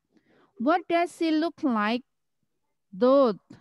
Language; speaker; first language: English; non-native, fluent; Indonesian